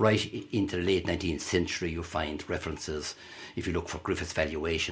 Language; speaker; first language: English; native; English